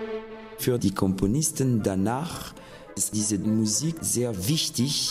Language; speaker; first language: German; non-native, fluent; French